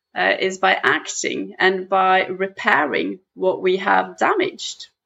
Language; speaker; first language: English; non-native, fluent; Norwegian